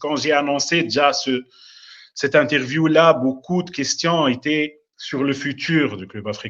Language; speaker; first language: French; non-native, local second language; Arabic